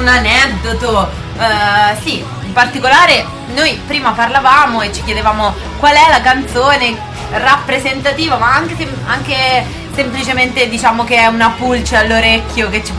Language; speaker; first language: Italian; native; Italian